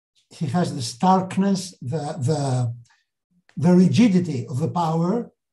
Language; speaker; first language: English; non-native, fluent; Greek